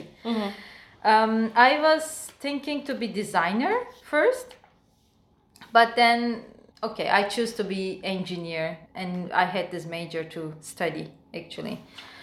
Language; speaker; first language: English; non-native, fluent; Turkish